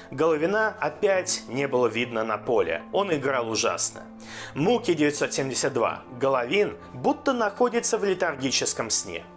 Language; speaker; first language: Russian; native; Russian